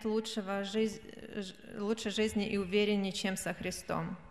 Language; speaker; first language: Polish; non-native, learner; Russian